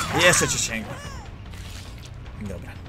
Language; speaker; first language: Polish; native; Polish